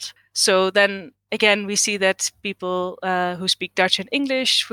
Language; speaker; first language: English; non-native, fluent; Dutch